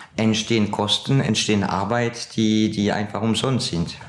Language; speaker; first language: German; non-native, fluent; French